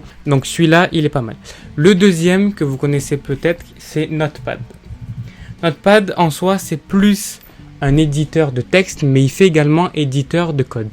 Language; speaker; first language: French; native; French